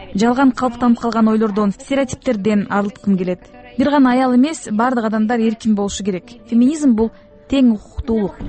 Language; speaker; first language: Kyrgyz; non-native, local second language; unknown